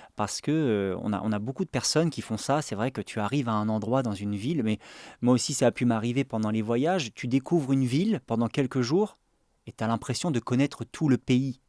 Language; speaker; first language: French; native; French